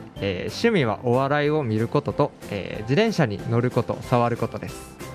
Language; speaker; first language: Japanese; native; Japanese